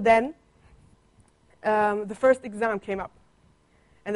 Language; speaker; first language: English; non-native, fluent; Italian